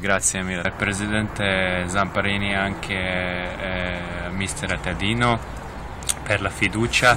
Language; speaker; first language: Italian; non-native, learner; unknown